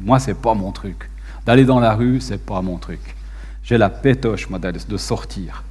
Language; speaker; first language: French; native; French